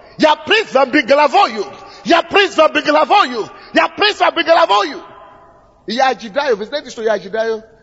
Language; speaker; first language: Russian; non-native, fluent; Yoruba